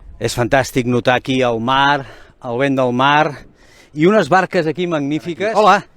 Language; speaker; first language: Catalan; native; Catalan